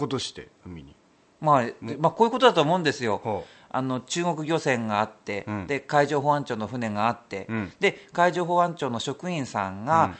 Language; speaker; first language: Japanese; native; Japanese